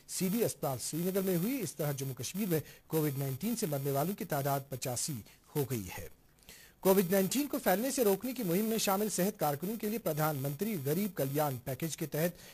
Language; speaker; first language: Urdu; non-native, local second language; Kashmiri